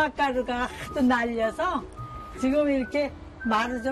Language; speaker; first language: Korean; native; Korean